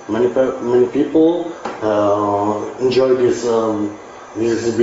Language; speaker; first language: English; non-native, learner; Italian